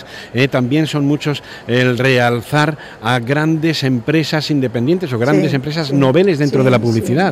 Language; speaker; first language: Spanish; native; Spanish